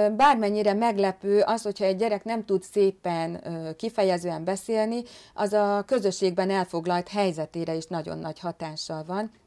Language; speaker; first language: Hungarian; native; Hungarian